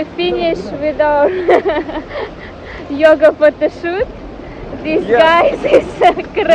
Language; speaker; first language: English; non-native, learner; Russian